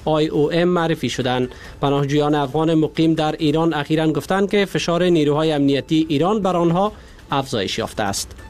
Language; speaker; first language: Persian; native; Persian